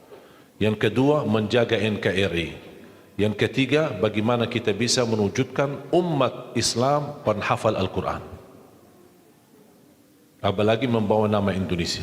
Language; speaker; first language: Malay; non-native, fluent; Arabic